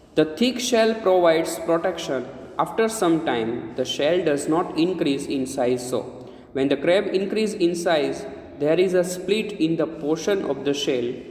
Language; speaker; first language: English; non-native, local second language; Gujarati